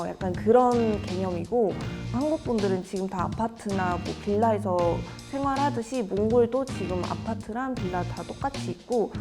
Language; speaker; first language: Korean; non-native, fluent; Mongolian